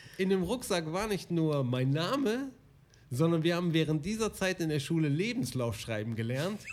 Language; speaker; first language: German; early bilingual, other home language; Arabic